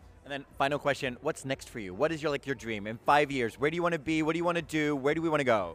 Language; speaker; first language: English; non-native, fluent; Dutch